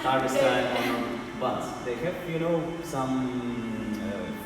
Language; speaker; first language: English; non-native, learner; Russian